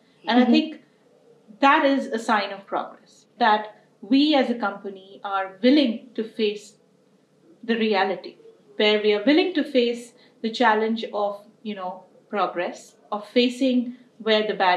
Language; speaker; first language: English; non-native, local second language; Hindi